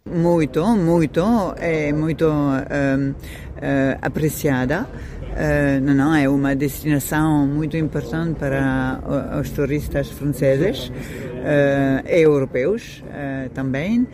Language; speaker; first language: Portuguese; non-native, fluent; French